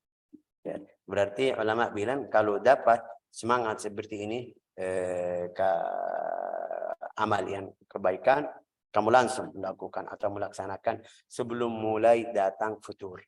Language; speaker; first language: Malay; non-native, fluent; Arabic